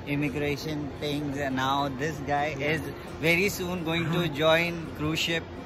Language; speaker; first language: English; non-native, local second language; Hindi